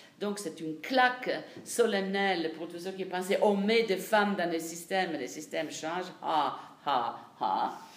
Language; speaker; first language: French; non-native, fluent; Italian